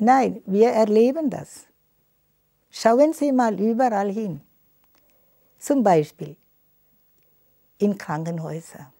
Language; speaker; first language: German; non-native, fluent; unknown